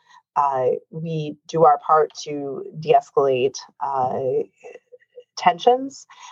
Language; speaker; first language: English; native; English